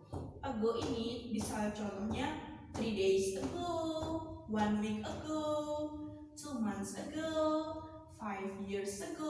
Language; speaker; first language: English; non-native, learner; Indonesian